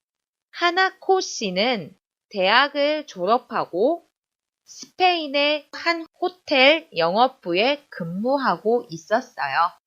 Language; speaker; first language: Korean; non-native, fluent; Chinese